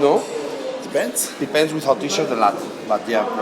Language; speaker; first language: English; non-native, learner; Italian